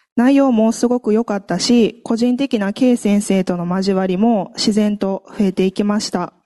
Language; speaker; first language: Japanese; native; Japanese